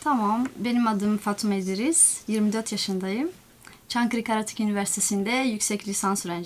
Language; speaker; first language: Turkish; non-native, fluent; Somali